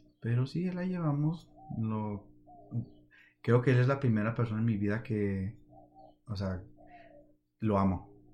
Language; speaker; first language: Spanish; early bilingual, heritage; Spanish